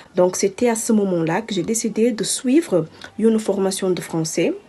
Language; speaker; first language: French; non-native, learner; Kabuverdianu